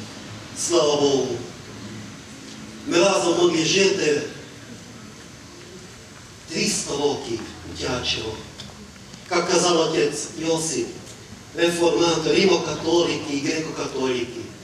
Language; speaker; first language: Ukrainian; non-native, learner; Hungarian